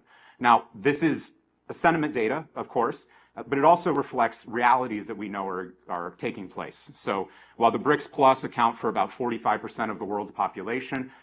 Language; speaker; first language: English; native; English